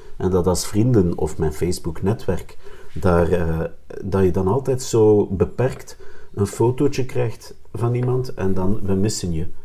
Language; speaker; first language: Dutch; native; Dutch